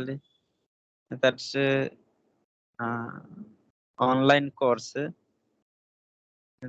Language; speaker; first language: English; non-native, learner; Hindi